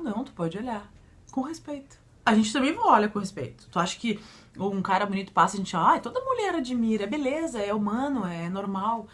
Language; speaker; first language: Portuguese; native; Portuguese